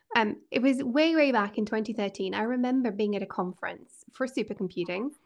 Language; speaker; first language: English; native; English